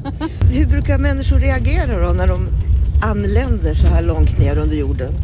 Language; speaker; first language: Swedish; native; Swedish